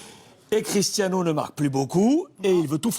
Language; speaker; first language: French; native; French